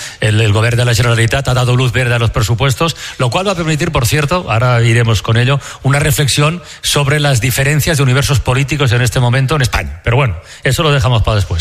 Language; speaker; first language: Spanish; native; Spanish